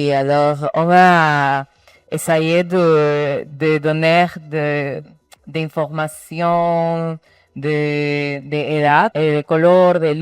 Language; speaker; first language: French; non-native, learner; Spanish